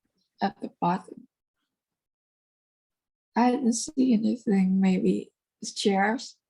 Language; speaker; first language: English; non-native, learner; Vietnamese